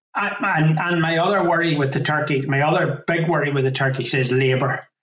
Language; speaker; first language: English; native; English